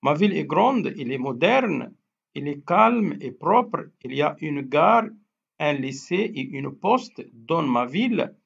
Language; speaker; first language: French; non-native, fluent; Arabic